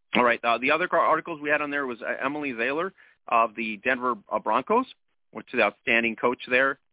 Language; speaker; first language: English; early bilingual, other home language; Spanish